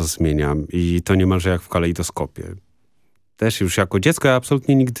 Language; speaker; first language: Polish; native; Polish